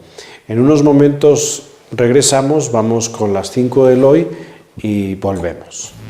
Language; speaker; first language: Spanish; native; Spanish